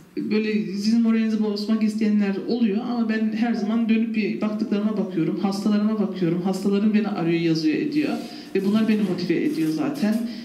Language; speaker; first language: Turkish; early bilingual, heritage; Turkish